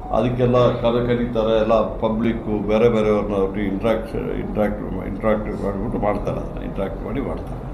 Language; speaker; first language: Kannada; non-native, local second language; Malayalam